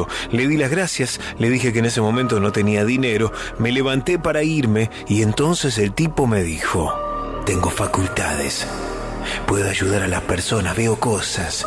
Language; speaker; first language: Spanish; native; Spanish